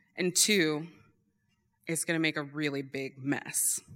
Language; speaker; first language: English; native; English